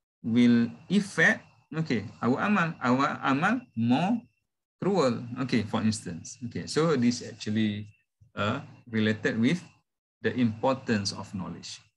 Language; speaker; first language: English; non-native, local second language; Malay